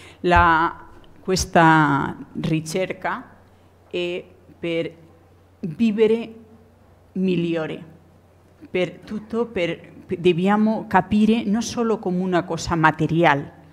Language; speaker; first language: Italian; non-native, learner; Spanish